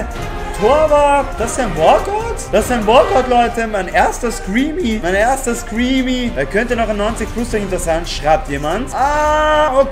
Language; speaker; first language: German; native; German